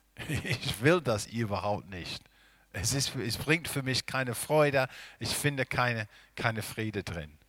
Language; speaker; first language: German; non-native, fluent; English